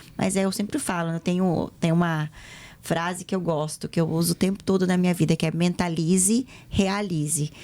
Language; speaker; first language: Portuguese; native; Portuguese